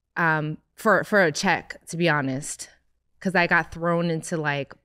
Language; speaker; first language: English; native; English